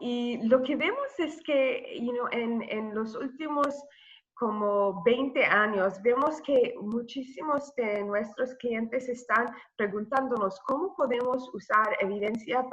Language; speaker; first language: Spanish; non-native, fluent; English